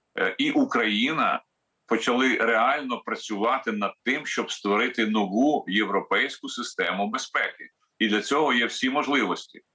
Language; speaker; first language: Ukrainian; native; Ukrainian